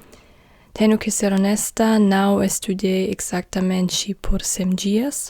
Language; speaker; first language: Portuguese; non-native, learner; German